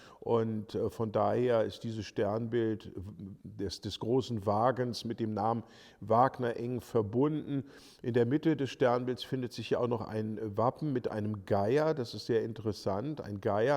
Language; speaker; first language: German; native; German